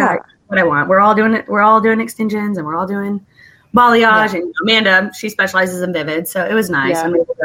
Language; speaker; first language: English; native; English